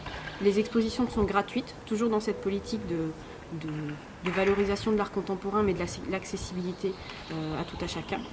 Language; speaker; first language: French; native; French